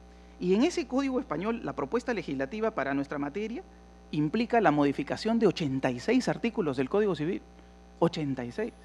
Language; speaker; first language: Spanish; native; Spanish